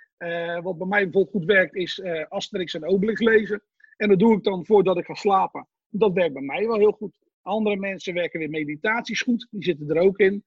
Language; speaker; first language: Dutch; native; Dutch